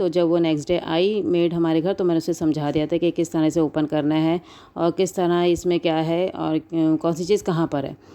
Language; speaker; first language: Urdu; native; Urdu